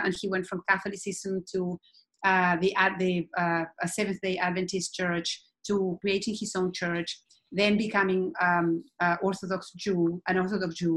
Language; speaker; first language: English; non-native, fluent; Spanish